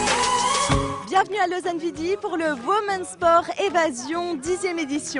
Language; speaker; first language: French; native; French